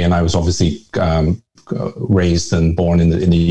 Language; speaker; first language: English; early bilingual, other home language; Hakka Chinese